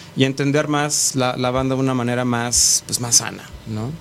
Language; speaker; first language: Spanish; native; Spanish